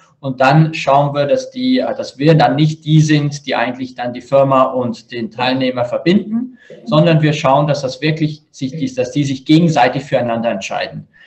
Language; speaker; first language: German; native; German